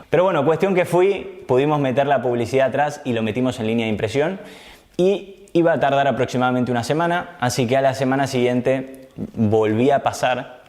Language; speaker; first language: Spanish; native; Spanish